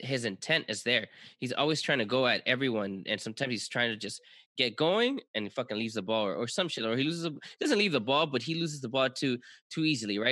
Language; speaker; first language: English; early bilingual, other home language; Spanish